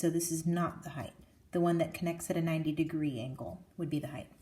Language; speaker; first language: English; native; English